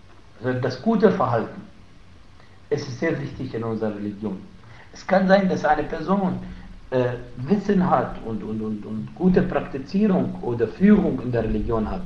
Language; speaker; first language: German; non-native, fluent; Arabic